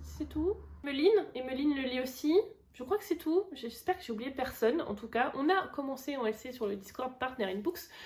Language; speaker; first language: French; native; French